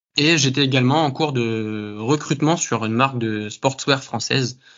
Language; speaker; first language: French; native; French